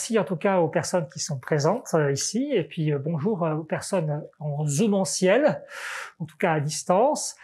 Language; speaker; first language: French; native; French